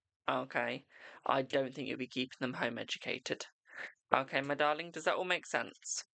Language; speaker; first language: English; native; English